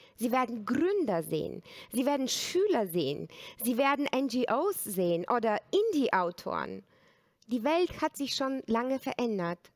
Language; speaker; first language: German; non-native, fluent; Bulgarian